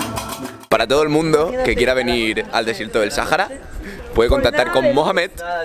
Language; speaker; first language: Spanish; native; Spanish